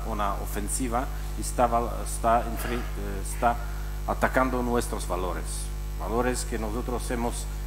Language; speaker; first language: Spanish; non-native, fluent; Czech